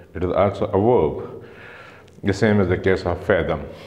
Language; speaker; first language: English; non-native, local second language; Urdu